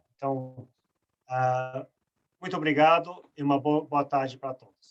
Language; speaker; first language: Portuguese; non-native, fluent; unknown